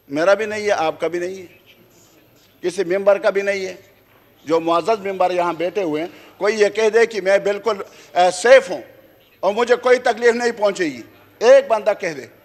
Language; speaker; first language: Urdu; non-native, local second language; Khowar